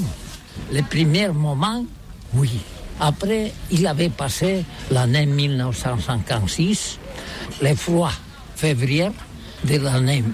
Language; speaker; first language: French; non-native, learner; Catalan